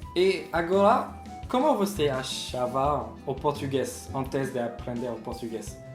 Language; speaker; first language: Portuguese; non-native, fluent; French